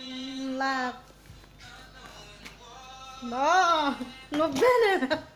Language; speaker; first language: Italian; non-native, learner; Filipino